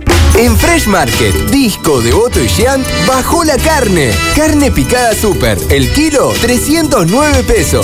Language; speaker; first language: Spanish; native; Spanish